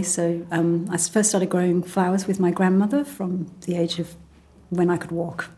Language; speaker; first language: English; native; English